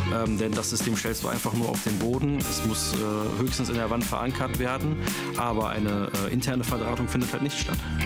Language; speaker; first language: German; native; German